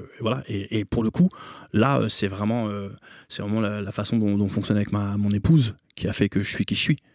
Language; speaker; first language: French; native; French